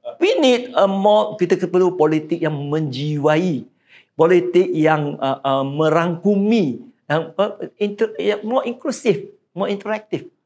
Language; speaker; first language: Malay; non-native, local second language; Chinese